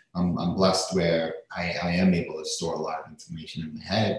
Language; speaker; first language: English; native; English